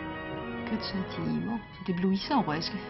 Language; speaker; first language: French; native; French